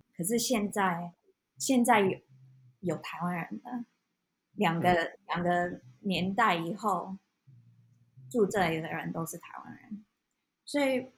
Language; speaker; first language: Chinese; non-native, fluent; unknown